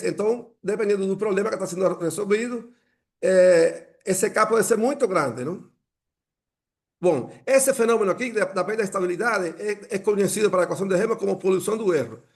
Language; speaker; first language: Portuguese; non-native, fluent; Spanish